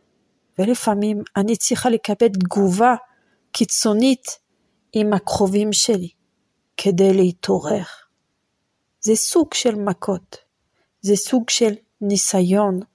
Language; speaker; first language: Hebrew; non-native, fluent; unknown